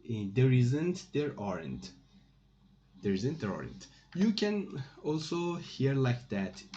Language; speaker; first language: English; non-native, fluent; Persian